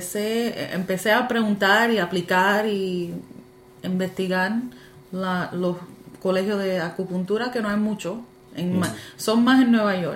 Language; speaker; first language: Spanish; early bilingual, heritage; Spanish